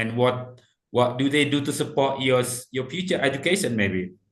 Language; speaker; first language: English; non-native, fluent; Indonesian